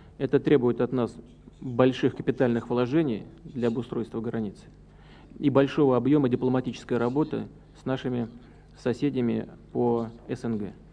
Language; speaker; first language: Russian; native; Russian